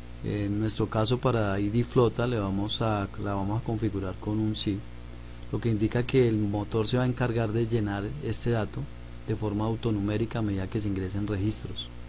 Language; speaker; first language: Spanish; native; Spanish